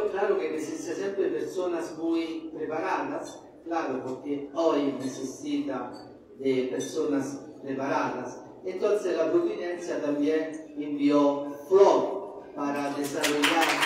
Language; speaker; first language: Spanish; non-native, fluent; Italian